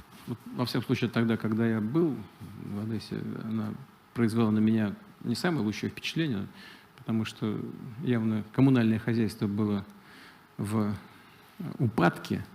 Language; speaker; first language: Russian; native; Russian